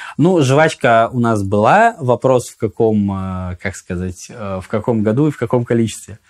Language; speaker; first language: Russian; native; Russian